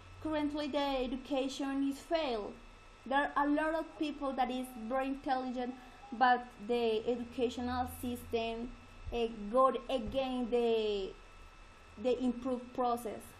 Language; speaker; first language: English; non-native, learner; Spanish